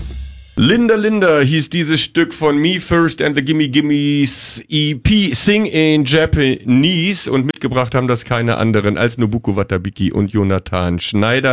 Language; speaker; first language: German; native; German